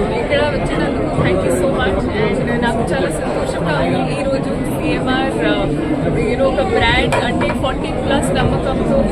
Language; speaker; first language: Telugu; non-native, fluent; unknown